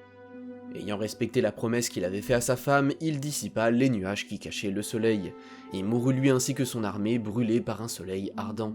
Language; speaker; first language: French; native; French